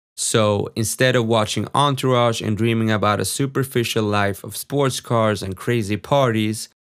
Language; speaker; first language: English; non-native, fluent; Swedish